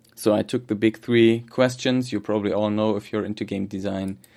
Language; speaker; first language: English; non-native, fluent; German